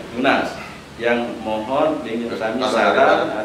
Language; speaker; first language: Indonesian; non-native, local second language; Sasak